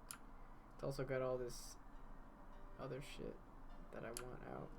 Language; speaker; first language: English; native; English